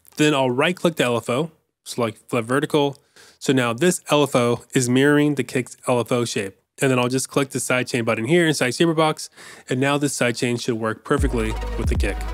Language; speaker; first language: English; native; English